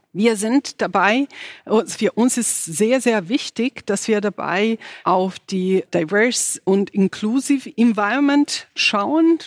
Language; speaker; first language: German; non-native, fluent; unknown